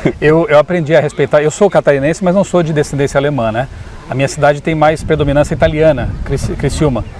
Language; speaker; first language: Portuguese; native; Portuguese